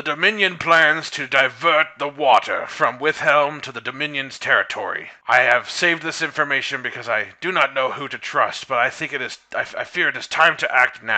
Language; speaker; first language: English; native; English